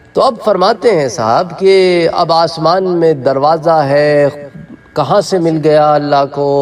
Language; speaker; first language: Urdu; non-native, local second language; Punjabi